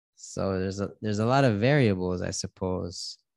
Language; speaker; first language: English; native; English